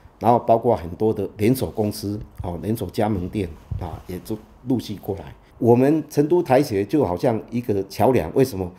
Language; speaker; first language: Chinese; native; Chinese